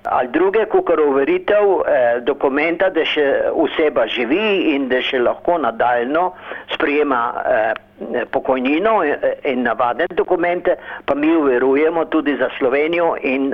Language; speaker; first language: Slovenian; early bilingual, heritage; Slovenian